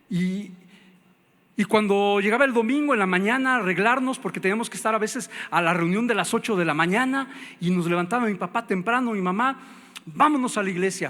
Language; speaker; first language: Spanish; native; Spanish